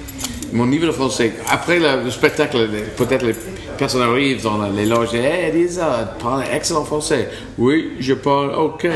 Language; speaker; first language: French; non-native, learner; English